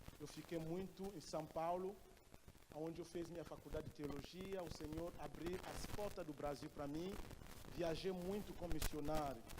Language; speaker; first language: Portuguese; non-native, fluent; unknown